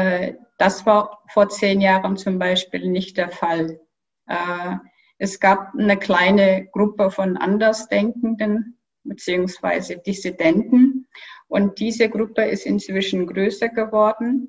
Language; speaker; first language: German; non-native, fluent; Kyrgyz